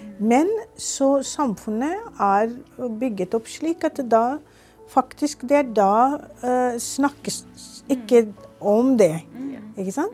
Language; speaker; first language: Norwegian; non-native, fluent; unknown